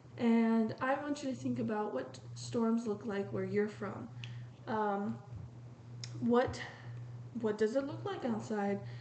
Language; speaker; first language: English; native; English